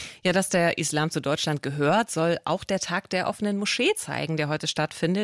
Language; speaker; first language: German; native; German